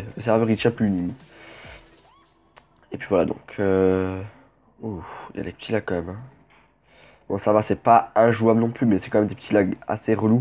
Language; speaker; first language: French; native; French